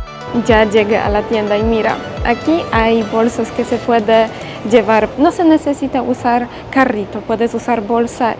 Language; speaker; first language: Spanish; non-native, fluent; Polish